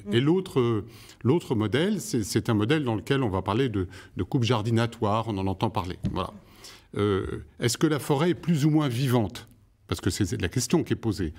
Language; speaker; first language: French; native; French